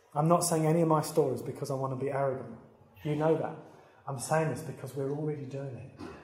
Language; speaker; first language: English; native; English